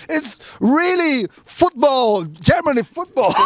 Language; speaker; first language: English; non-native, learner; Portuguese